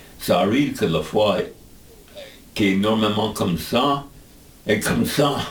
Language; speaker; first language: French; non-native, learner; English